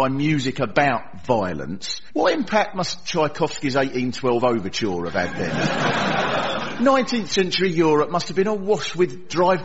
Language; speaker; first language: English; native; English